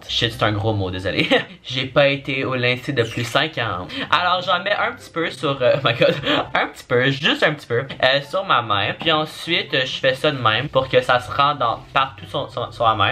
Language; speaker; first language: French; native; French